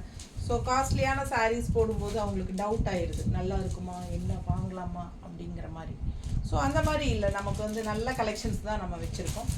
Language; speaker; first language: Tamil; native; Tamil